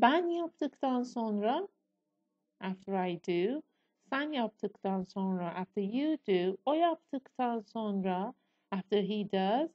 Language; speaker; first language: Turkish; non-native, fluent; Persian